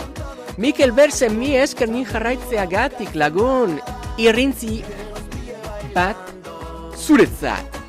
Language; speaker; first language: Basque; non-native, learner; English